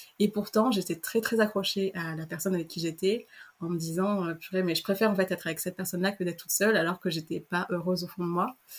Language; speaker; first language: French; native; French